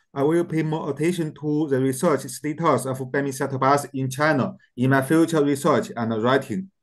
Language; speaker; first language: English; non-native, learner; Chinese